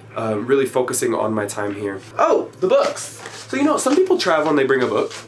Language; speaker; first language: English; native; English